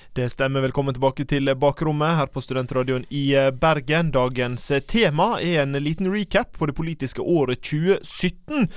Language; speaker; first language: Norwegian; native; Norwegian